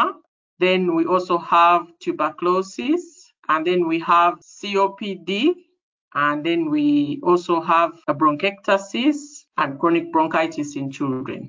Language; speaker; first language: English; non-native, local second language; Ganda